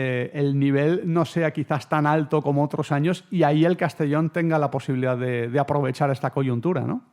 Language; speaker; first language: Spanish; native; Spanish